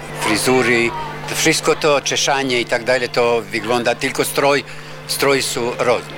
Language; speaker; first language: Polish; non-native, learner; Croatian